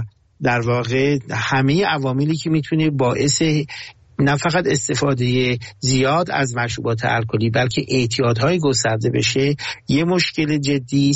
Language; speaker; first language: Persian; native; Persian